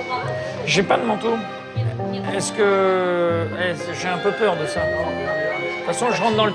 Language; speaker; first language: French; native; French